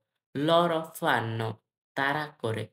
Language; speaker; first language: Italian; non-native, learner; Bangla